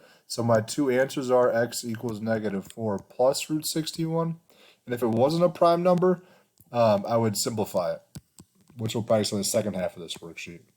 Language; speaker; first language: English; native; English